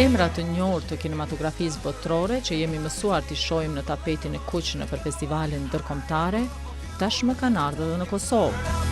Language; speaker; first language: Albanian; native; Albanian